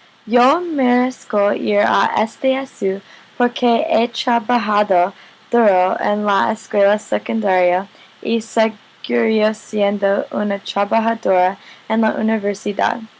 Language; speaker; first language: Spanish; non-native, learner; English